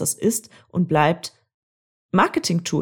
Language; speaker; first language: German; native; German